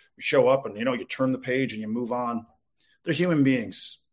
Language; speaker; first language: English; native; English